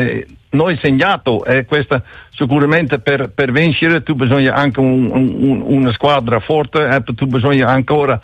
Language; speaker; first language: Italian; non-native, learner; Dutch